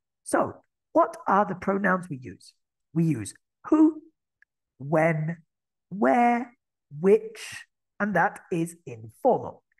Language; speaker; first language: English; native; English